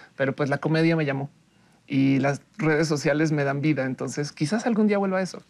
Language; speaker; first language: Spanish; native; Spanish